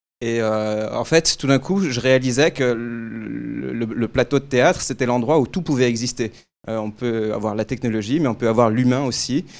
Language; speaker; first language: French; native; French